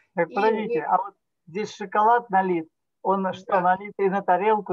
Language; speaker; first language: Russian; native; Russian